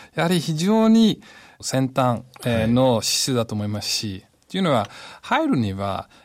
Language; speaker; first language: Japanese; non-native, fluent; English